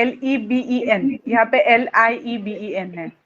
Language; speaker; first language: German; non-native, fluent; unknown